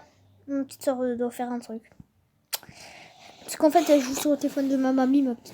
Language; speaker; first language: French; native; French